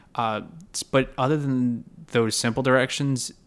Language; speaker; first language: English; native; English